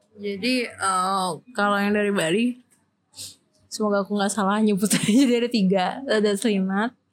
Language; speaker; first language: Indonesian; native; Indonesian